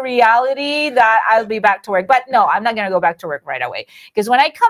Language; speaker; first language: English; non-native, local second language; Iloko